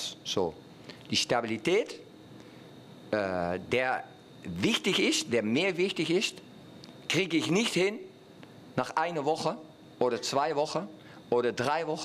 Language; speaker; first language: German; non-native, fluent; Dutch